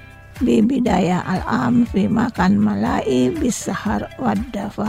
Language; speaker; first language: Arabic; non-native, fluent; Indonesian